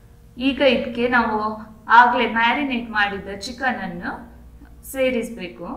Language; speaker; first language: Kannada; native; Kannada